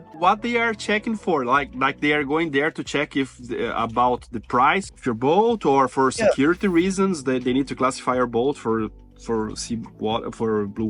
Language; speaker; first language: English; non-native, fluent; Portuguese